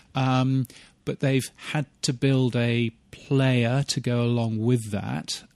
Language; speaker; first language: English; native; English